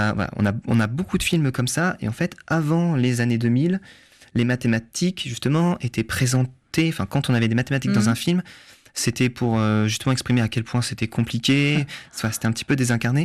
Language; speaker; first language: French; native; French